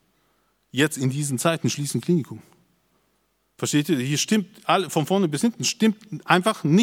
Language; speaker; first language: German; native; German